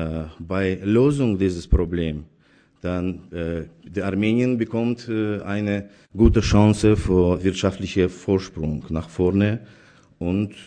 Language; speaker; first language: German; non-native, fluent; Azerbaijani